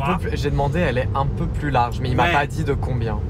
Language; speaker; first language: French; native; French